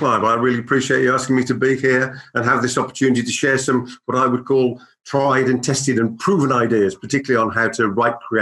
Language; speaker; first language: English; native; English